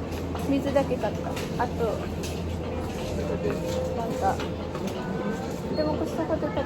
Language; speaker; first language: Japanese; non-native, fluent; Filipino